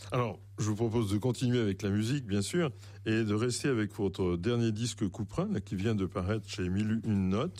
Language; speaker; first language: French; native; French